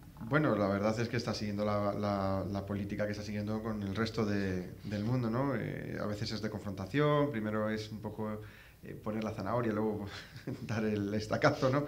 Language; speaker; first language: Spanish; native; Spanish